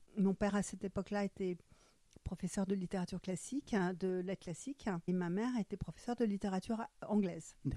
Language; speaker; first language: French; non-native, fluent; German